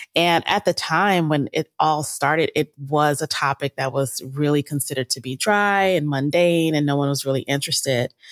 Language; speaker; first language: English; native; English